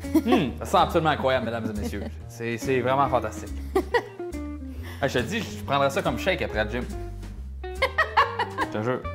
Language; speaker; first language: French; native; French